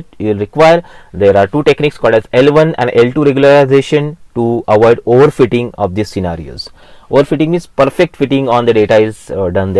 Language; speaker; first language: English; non-native, local second language; Marathi